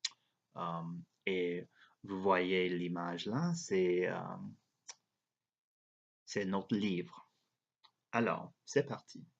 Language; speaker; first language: French; non-native, learner; English